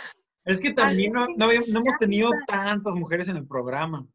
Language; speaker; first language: Spanish; native; Spanish